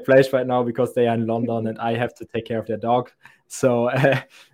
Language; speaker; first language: English; non-native, fluent; German